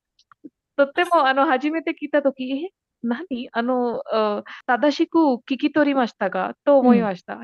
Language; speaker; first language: Japanese; non-native, learner; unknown